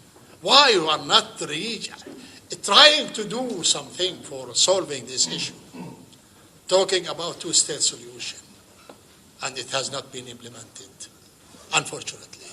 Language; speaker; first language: English; non-native, fluent; Arabic